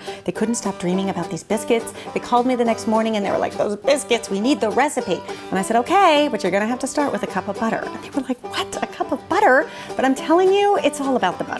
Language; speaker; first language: English; native; English